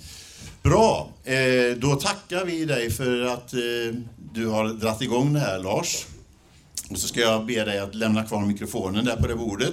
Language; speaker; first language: Swedish; native; Swedish